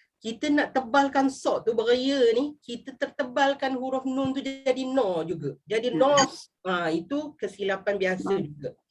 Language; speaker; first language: Malay; native; Malay